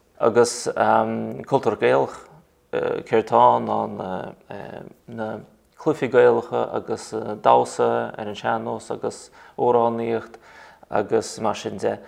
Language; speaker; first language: Irish; non-native, fluent; Russian